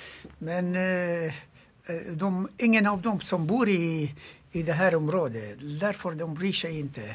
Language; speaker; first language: Swedish; non-native, fluent; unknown